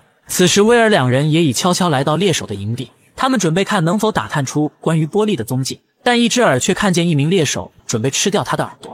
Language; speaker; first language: Chinese; native; Chinese